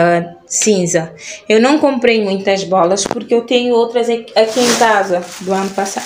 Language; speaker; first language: Portuguese; non-native, local second language; Kabuverdianu